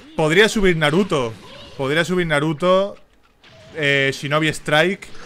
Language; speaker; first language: Spanish; native; Spanish